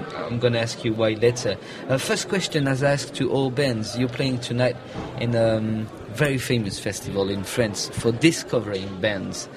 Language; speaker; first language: English; non-native, fluent; French